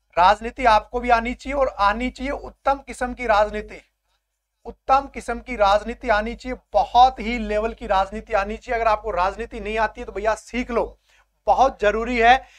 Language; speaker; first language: Hindi; native; Hindi